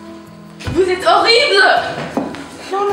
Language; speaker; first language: French; non-native, learner; English